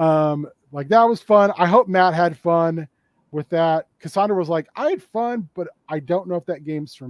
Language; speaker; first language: English; native; English